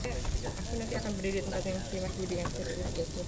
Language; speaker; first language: Indonesian; non-native, learner; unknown